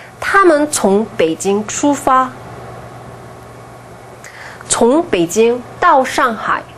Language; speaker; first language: Chinese; non-native, fluent; Korean